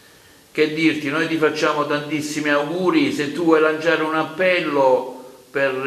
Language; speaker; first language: Italian; native; Italian